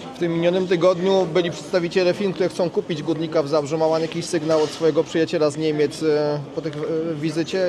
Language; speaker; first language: Polish; native; Polish